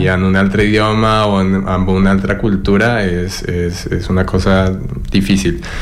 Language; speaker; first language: Catalan; non-native, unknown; Spanish